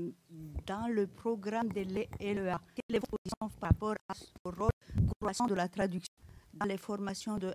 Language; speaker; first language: French; non-native, fluent; Portuguese